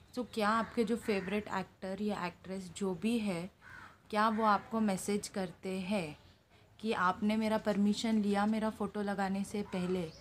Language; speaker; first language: Hindi; non-native, local second language; Telugu